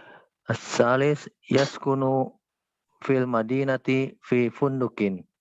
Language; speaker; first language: Arabic; non-native, learner; Indonesian